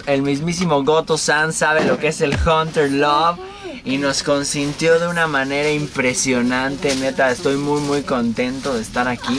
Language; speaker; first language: Spanish; native; Spanish